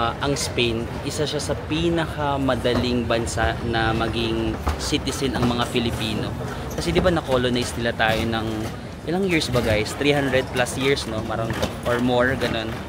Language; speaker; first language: Filipino; non-native, local second language; Waray